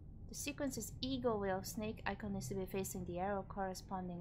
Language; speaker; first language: English; non-native, fluent; Hungarian